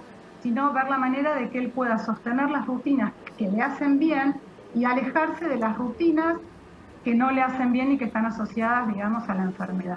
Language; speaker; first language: Spanish; native; Spanish